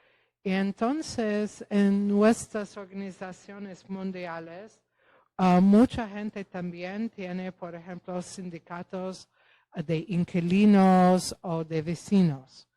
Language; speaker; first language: Spanish; non-native, fluent; Polish